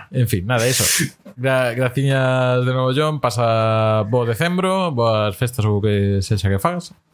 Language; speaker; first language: Galician; non-native, local second language; Spanish